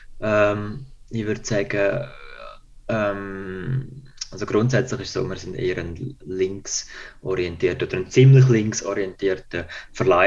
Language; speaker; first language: German; native; German